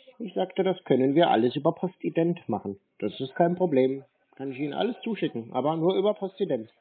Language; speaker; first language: German; native; German